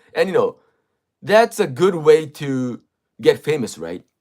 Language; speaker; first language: English; non-native, fluent; Japanese